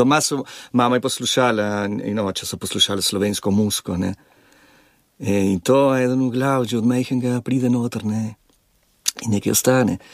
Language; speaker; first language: Slovenian; early bilingual, heritage; Slovenian